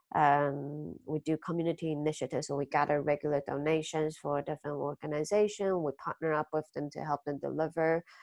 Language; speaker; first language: English; early bilingual, other home language; Chinese